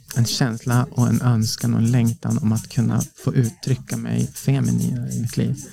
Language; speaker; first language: Swedish; native; Swedish